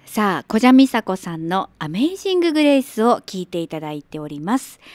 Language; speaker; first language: Japanese; native; Japanese